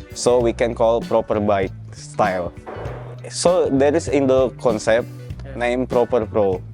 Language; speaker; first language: English; non-native, learner; Indonesian